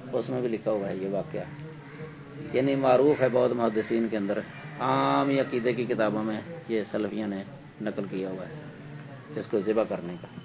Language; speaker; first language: Urdu; non-native, local second language; Punjabi